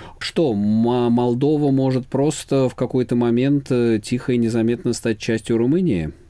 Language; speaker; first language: Russian; native; Russian